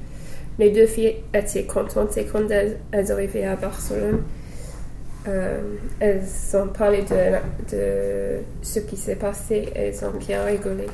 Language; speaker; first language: French; non-native, learner; English